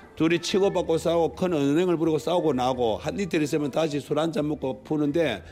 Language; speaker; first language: Korean; native; Korean